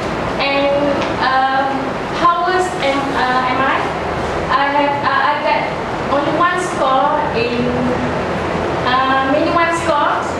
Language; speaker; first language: English; non-native, learner; Malay